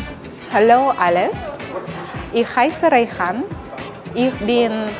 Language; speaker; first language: German; non-native, learner; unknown